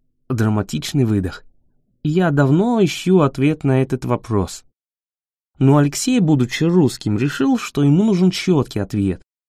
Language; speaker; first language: Russian; non-native, fluent; English